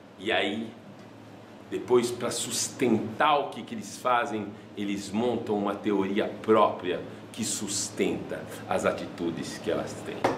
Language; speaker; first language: Portuguese; non-native, fluent; French